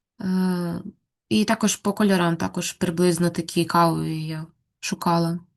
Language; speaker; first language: Ukrainian; native; Ukrainian